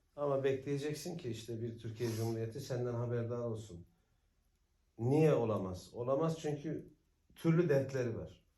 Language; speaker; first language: Turkish; native; Turkish